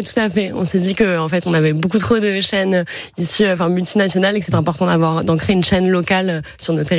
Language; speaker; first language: French; native; French